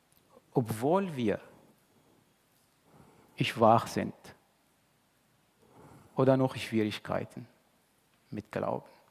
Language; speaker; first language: German; non-native, fluent; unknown